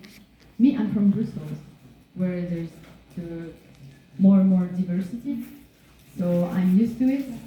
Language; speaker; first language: English; non-native, fluent; French